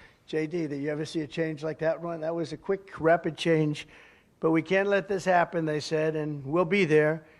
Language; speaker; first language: English; native; English